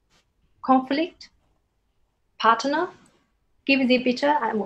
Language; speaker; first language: German; non-native, fluent; Chinese